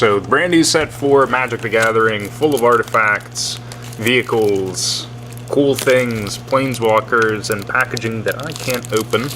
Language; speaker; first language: English; native; English